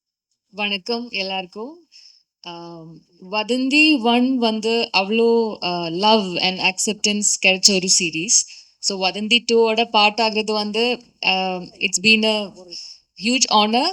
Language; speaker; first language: Tamil; non-native, local second language; Malayalam